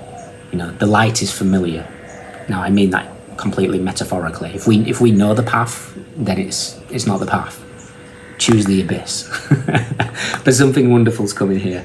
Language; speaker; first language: English; native; English